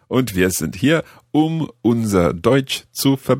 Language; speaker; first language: German; non-native, learner; English